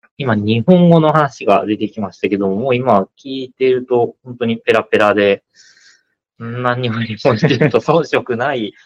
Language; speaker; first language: Japanese; native; Japanese